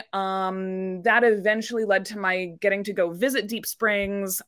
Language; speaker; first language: English; native; English